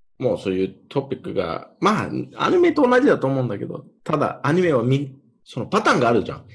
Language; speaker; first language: Japanese; non-native, fluent; English